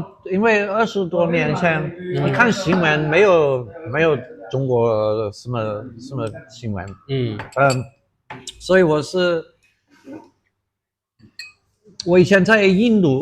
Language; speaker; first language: Chinese; non-native, fluent; English